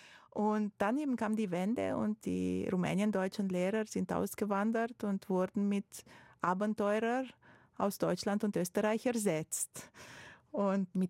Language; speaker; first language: German; non-native, fluent; Romanian